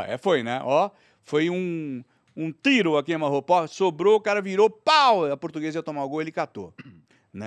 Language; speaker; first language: Portuguese; native; Portuguese